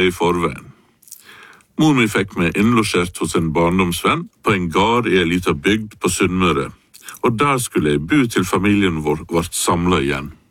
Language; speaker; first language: Norwegian; non-native, fluent; English